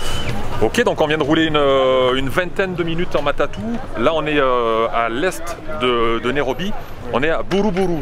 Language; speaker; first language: French; native; French